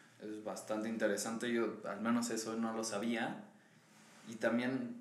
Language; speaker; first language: Spanish; native; Spanish